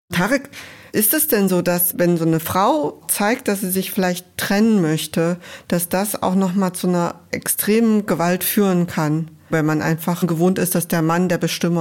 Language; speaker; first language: German; native; German